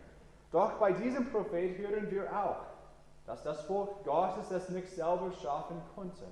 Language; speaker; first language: German; non-native, fluent; English